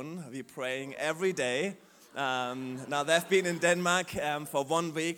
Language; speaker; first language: English; non-native, fluent; German